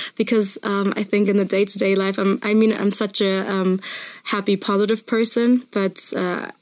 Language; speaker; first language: English; non-native, fluent; German